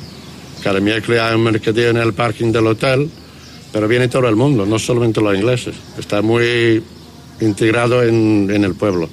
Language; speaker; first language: Spanish; non-native, learner; English